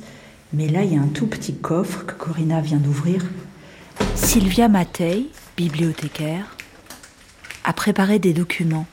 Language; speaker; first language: French; native; French